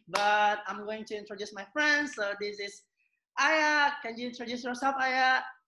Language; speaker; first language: English; non-native, learner; Indonesian